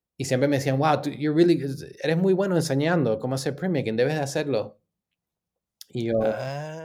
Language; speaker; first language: Spanish; early bilingual, heritage; Spanish